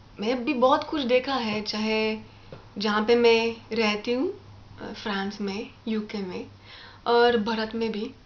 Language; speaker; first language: Hindi; non-native, fluent; French